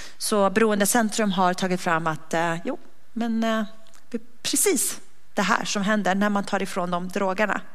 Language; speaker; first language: Swedish; early bilingual, other home language; Persian